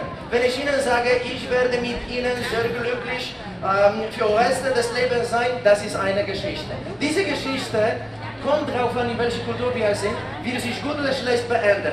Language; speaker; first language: German; non-native, fluent; Polish